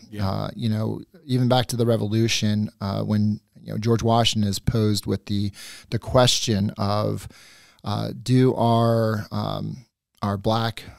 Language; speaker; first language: English; native; English